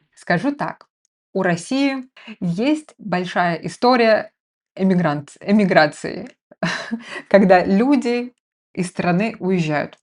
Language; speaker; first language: Russian; native; Russian